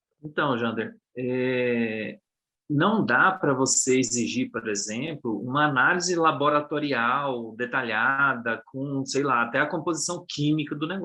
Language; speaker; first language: Portuguese; native; Portuguese